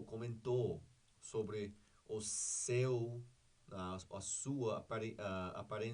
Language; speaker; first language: Portuguese; non-native, fluent; English